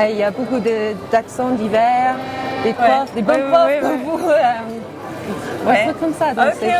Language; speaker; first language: French; non-native, fluent; English